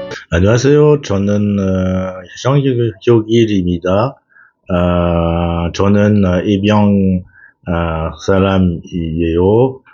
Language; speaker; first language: Korean; non-native, learner; French